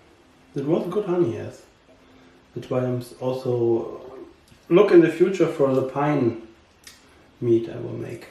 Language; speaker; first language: English; non-native, learner; German